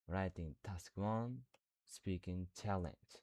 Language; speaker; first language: English; non-native, learner; Uzbek